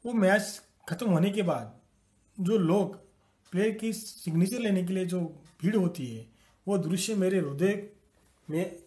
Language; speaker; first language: Hindi; non-native, local second language; Marathi